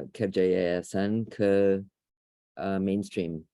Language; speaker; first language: Indonesian; non-native, fluent; English